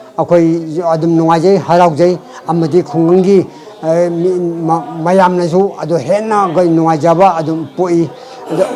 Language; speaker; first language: Manipuri; native; Manipuri